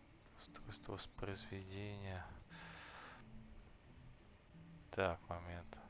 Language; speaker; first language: Russian; native; Russian